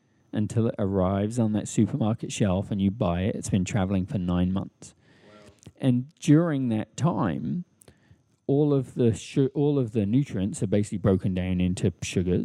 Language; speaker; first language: English; native; English